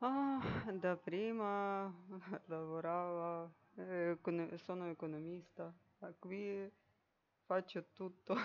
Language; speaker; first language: Italian; non-native, learner; Ukrainian